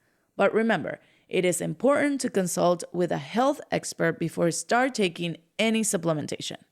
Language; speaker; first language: English; non-native, fluent; Spanish